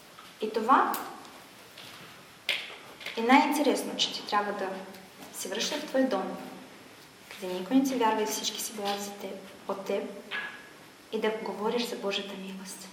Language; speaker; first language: Bulgarian; non-native, fluent; Russian